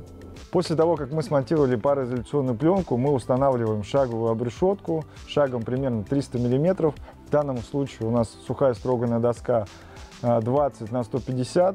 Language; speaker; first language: Russian; native; Russian